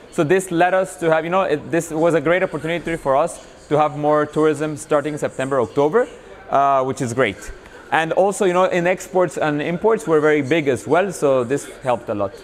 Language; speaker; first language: English; non-native, fluent; Spanish